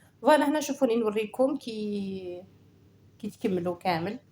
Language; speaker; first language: Arabic; native; Arabic